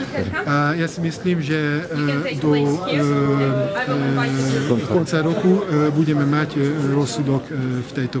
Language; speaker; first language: Slovak; non-native, fluent; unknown